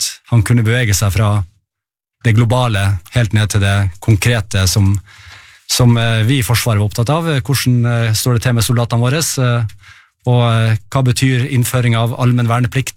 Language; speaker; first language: Norwegian; native; Norwegian